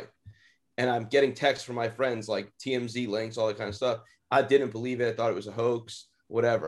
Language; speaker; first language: English; native; English